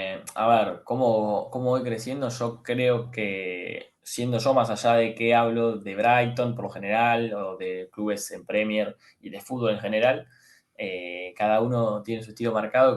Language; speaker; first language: Spanish; native; Spanish